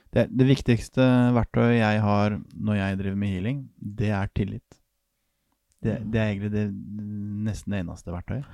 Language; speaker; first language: Norwegian; native; Norwegian